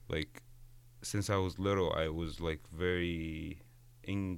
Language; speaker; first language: English; non-native, fluent; Arabic